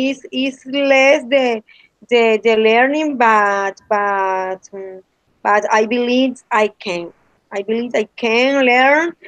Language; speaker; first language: English; non-native, learner; Spanish